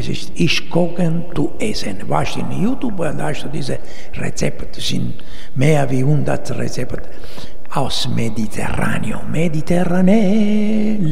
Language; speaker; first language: German; non-native, local second language; Italian